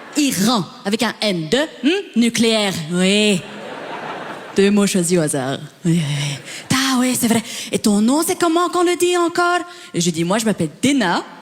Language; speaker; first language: French; early bilingual, other home language; Persian